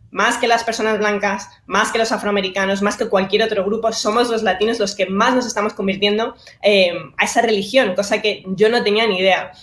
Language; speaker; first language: Spanish; early bilingual, heritage; Spanish